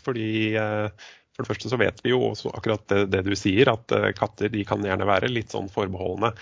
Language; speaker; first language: Norwegian; native; Norwegian